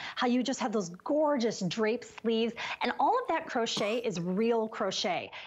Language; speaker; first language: English; native; English